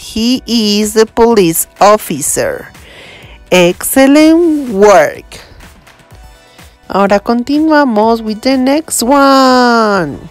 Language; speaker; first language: English; non-native, learner; Spanish